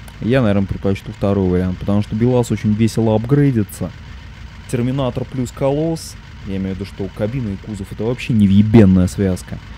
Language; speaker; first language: Russian; native; Russian